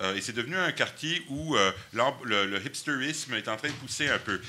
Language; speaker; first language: French; non-native, local second language; English